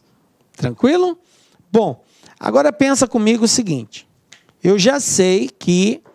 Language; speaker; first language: Portuguese; native; Portuguese